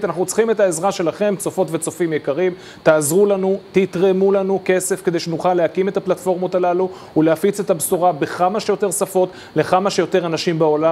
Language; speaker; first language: Hebrew; native; Hebrew